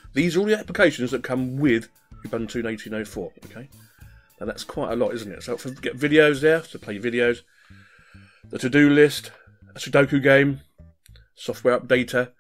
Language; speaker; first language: English; native; English